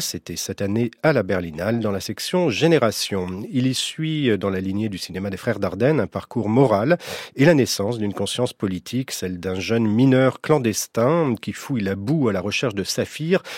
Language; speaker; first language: French; native; French